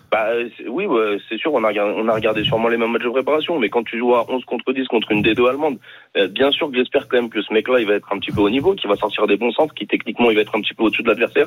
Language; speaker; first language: French; native; French